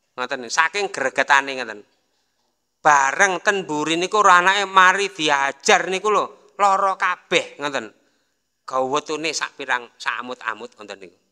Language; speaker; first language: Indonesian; non-native, local second language; Javanese